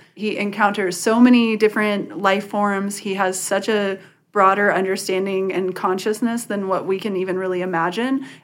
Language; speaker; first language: English; native; English